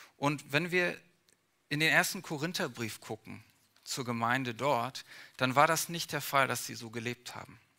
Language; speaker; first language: German; early bilingual, other home language; English